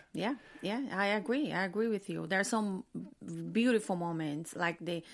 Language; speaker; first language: English; non-native, fluent; Portuguese